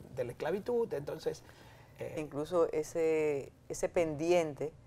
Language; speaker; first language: Spanish; native; Spanish